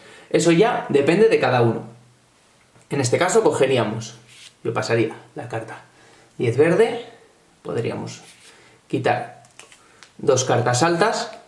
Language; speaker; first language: Spanish; native; Spanish